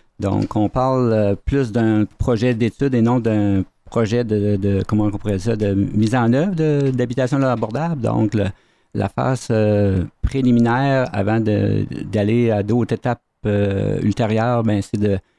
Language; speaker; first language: French; native; French